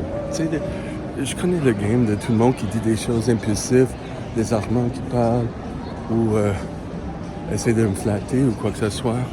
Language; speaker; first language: French; native; French